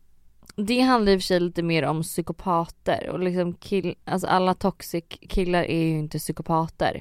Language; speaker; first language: Swedish; native; Swedish